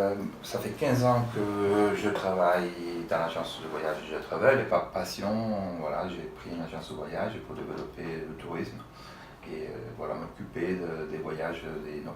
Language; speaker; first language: French; non-native, fluent; Italian